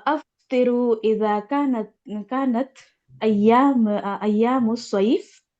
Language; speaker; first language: Arabic; non-native, learner; Urdu